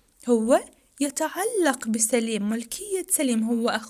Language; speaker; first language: Arabic; native; Arabic